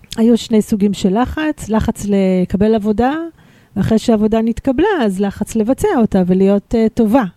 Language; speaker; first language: Hebrew; early bilingual, other home language; Russian